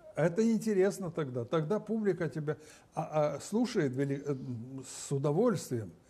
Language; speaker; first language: Russian; non-native, local second language; Romanian